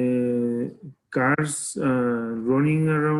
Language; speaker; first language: English; non-native, learner; Spanish